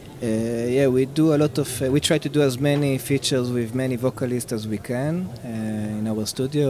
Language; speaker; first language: English; non-native, fluent; Hebrew